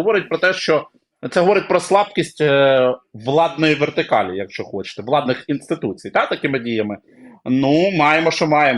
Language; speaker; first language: Ukrainian; native; Ukrainian